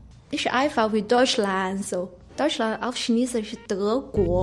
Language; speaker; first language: German; non-native, learner; Chinese